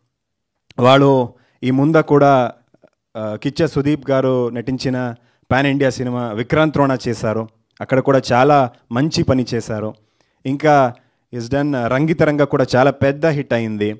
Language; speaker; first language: Telugu; non-native, learner; Kannada